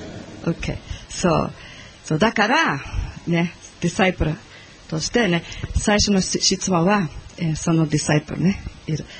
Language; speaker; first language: Japanese; non-native, learner; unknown